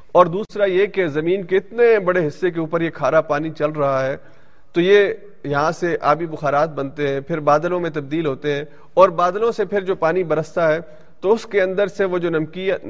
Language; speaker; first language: Urdu; early bilingual, heritage; Urdu